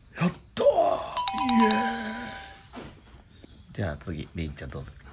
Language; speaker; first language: Japanese; native; Japanese